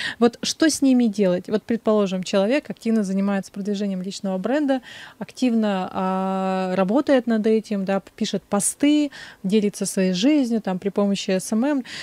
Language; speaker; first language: Russian; native; Russian